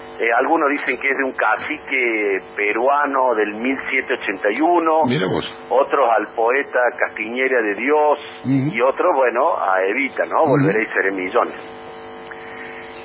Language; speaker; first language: Spanish; native; Spanish